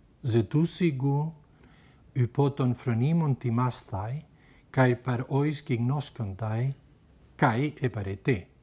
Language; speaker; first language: Greek; non-native, fluent; Spanish